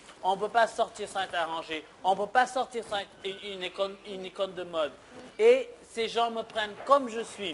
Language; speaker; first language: French; non-native, local second language; Wolof